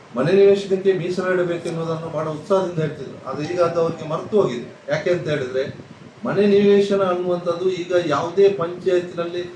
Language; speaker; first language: Kannada; non-native, local second language; Tulu